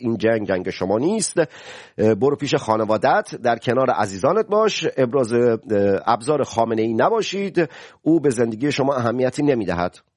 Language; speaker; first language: Persian; native; Persian